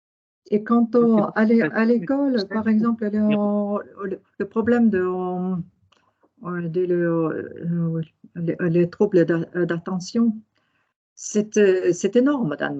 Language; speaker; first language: French; non-native, fluent; Norwegian